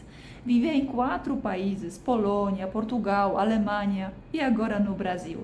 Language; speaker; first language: Portuguese; non-native, fluent; Polish